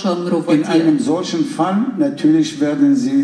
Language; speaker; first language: German; non-native, fluent; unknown